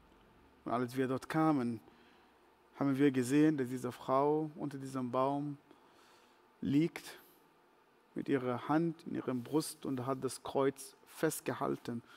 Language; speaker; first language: German; non-native, fluent; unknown